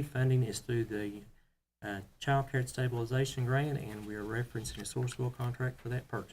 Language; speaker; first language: English; native; English